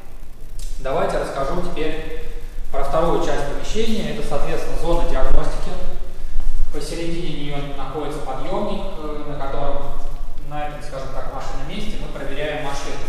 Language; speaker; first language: Russian; native; Russian